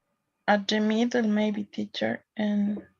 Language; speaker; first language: English; non-native, learner; Spanish